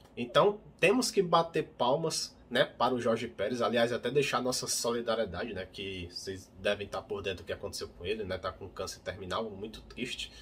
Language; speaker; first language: Portuguese; native; Portuguese